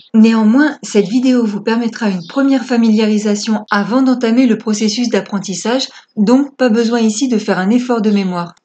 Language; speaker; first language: French; native; French